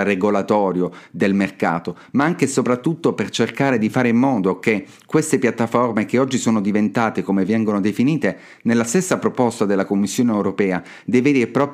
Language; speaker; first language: Italian; native; Italian